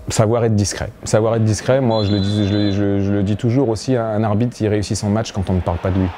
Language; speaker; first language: French; native; French